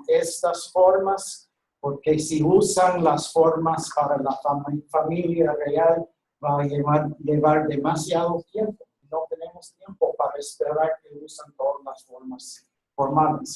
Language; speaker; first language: Spanish; non-native, fluent; English